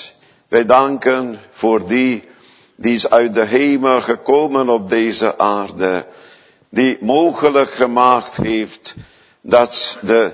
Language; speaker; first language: Dutch; non-native, fluent; Hungarian